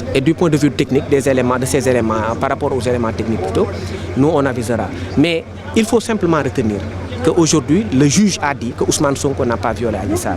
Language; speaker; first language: French; non-native, local second language; Wolof